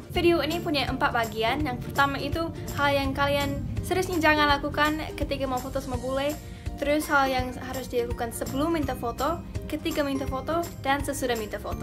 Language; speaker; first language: Indonesian; non-native, fluent; English